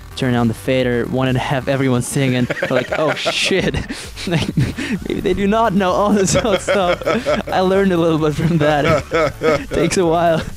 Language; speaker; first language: English; non-native, fluent; German